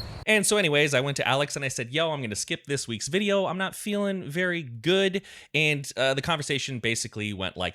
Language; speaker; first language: English; native; English